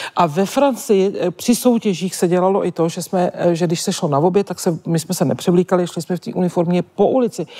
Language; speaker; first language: Czech; native; Czech